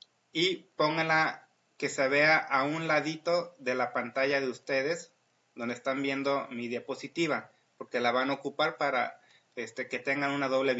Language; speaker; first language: Spanish; native; Spanish